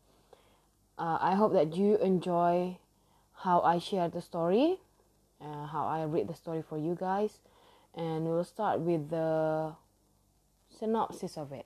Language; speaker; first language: English; non-native, learner; Indonesian